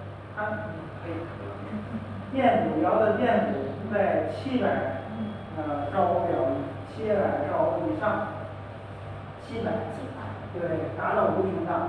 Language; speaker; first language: Chinese; native; Chinese